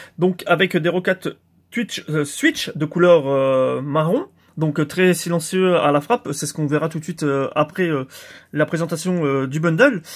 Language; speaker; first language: French; native; French